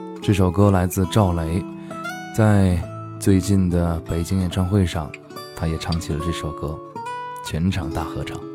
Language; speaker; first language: Chinese; native; Chinese